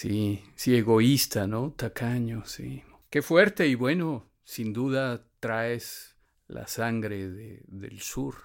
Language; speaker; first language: Spanish; native; Spanish